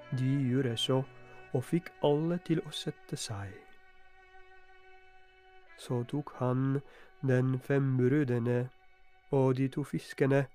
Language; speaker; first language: Norwegian; non-native, fluent; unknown